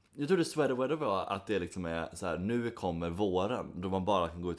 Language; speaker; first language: Swedish; native; Swedish